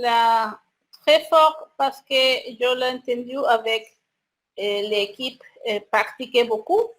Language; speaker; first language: French; non-native, learner; Spanish